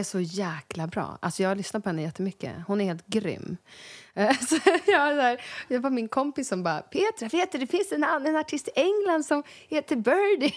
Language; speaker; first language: Swedish; native; Swedish